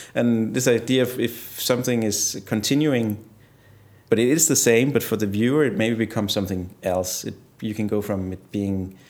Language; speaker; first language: English; non-native, fluent; Danish